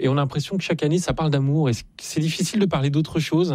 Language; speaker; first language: French; native; French